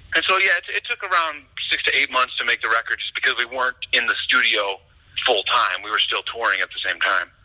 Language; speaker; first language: English; native; English